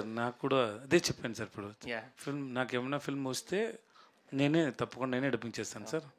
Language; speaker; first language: Telugu; non-native, learner; Tamil